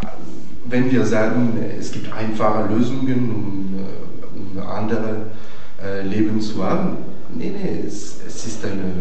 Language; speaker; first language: German; non-native, fluent; French